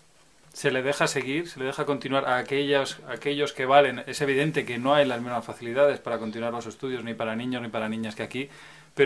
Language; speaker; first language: Spanish; native; Spanish